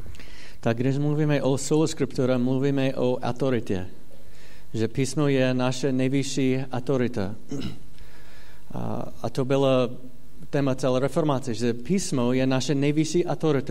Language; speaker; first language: Czech; non-native, fluent; English